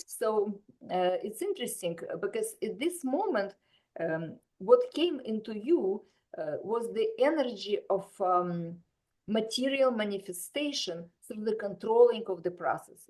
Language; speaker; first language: English; non-native, fluent; Russian